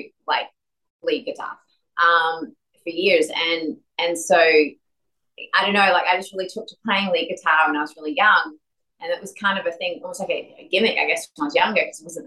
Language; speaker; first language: English; native; English